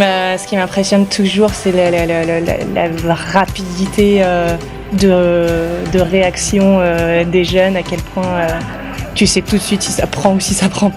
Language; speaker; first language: French; native; French